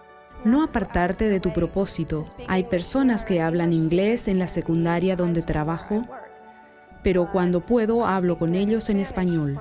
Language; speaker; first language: Spanish; non-native, fluent; English